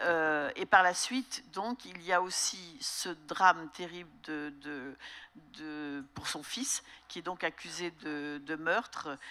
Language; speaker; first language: French; native; French